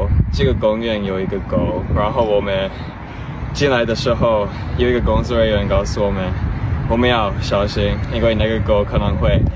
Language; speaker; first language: Chinese; non-native, learner; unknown